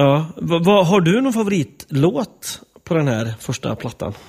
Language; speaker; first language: Swedish; native; Swedish